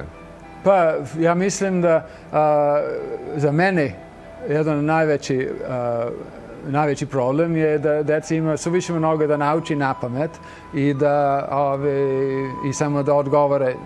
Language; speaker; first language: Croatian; non-native, fluent; English